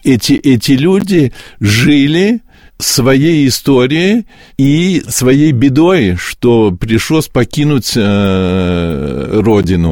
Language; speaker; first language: Russian; early bilingual, heritage; Russian